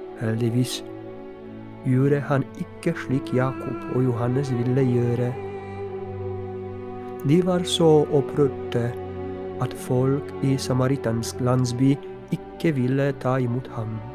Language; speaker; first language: Norwegian; non-native, fluent; Polish